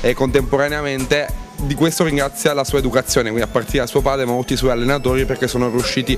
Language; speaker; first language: Italian; native; Italian